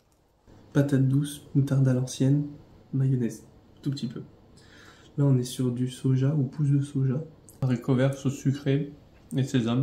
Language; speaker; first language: French; native; French